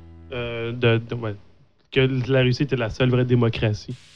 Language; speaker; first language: French; native; French